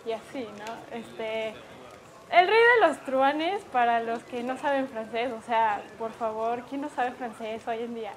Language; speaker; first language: Spanish; native; Spanish